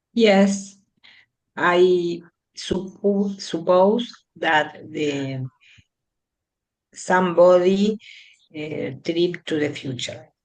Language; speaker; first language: English; non-native, learner; Spanish